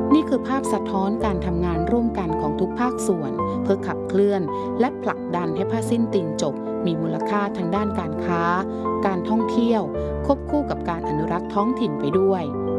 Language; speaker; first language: Thai; native; Thai